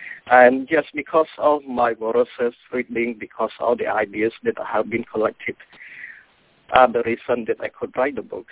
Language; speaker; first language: English; non-native, fluent; Khmer